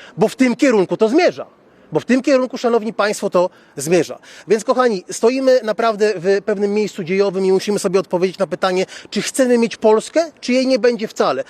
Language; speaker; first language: Polish; native; Polish